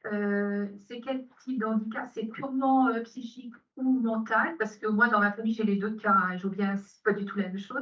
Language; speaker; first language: French; native; French